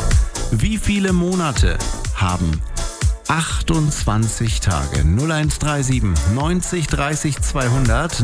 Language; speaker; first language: German; native; German